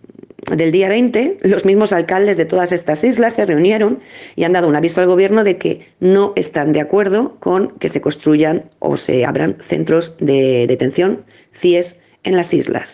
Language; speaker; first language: Spanish; native; Spanish